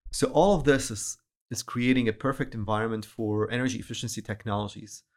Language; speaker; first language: English; non-native, fluent; Arabic